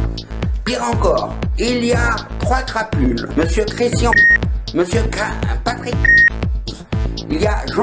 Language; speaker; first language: French; native; French